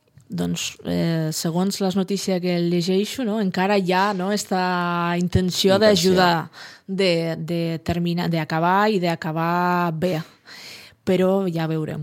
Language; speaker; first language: Catalan; non-native, fluent; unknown